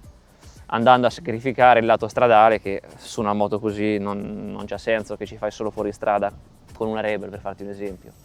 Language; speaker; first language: Italian; native; Italian